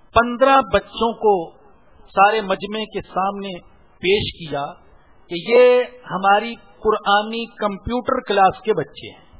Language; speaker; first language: Urdu; native; Urdu